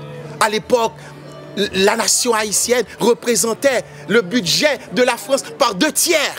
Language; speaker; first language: French; non-native, local second language; Haitian Creole